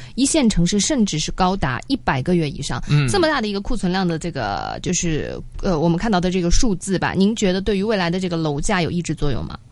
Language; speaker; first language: Chinese; native; Chinese